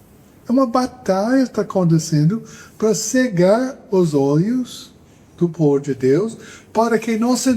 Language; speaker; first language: Portuguese; non-native, fluent; English